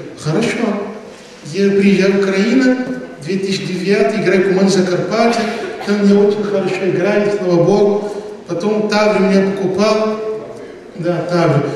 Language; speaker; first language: Russian; non-native, learner; Portuguese